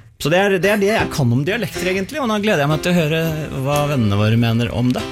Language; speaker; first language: Norwegian; native; Norwegian